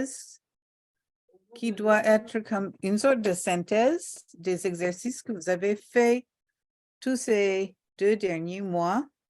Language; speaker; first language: French; non-native, local second language; Haitian Creole